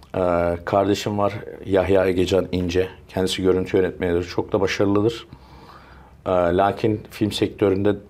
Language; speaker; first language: Turkish; early bilingual, other home language; English